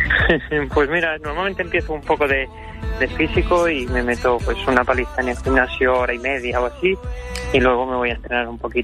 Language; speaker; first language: Spanish; native; Spanish